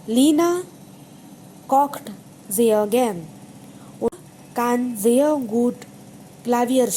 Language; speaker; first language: German; non-native, fluent; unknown